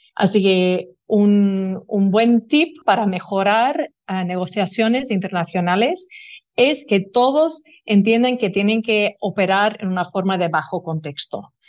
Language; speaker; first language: Spanish; early bilingual, heritage; Spanish